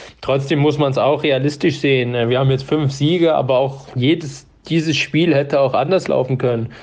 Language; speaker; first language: German; native; German